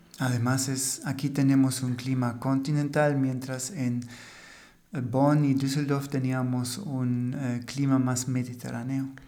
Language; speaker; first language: Spanish; non-native, fluent; German